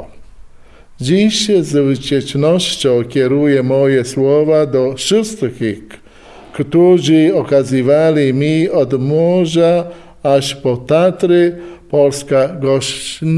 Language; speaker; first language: Polish; non-native, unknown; Italian